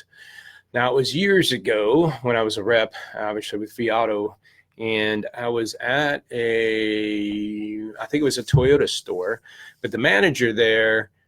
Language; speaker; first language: English; native; English